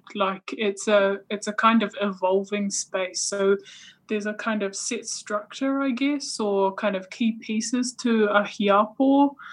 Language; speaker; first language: English; native; English